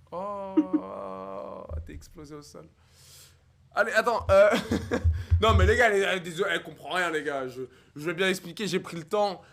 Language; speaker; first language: French; native; French